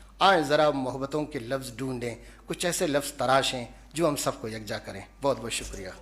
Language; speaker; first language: Urdu; non-native, local second language; Baluchi